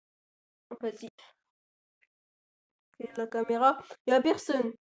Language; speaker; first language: French; native; French